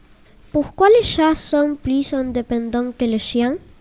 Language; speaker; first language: French; non-native, learner; Spanish